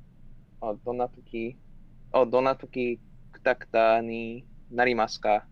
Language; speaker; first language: Japanese; non-native, learner; English